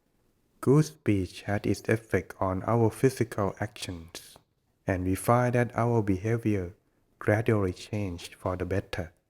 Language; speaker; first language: English; non-native, fluent; Thai